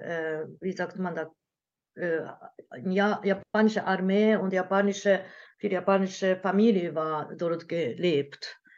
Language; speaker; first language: German; non-native, learner; Japanese